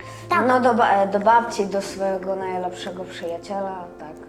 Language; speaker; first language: Polish; early bilingual, other home language; Russian